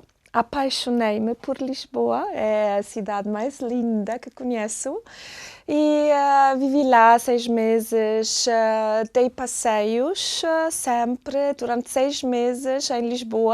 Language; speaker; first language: Portuguese; non-native, fluent; German